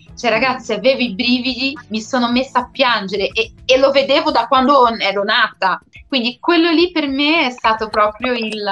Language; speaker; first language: Italian; non-native, fluent; Portuguese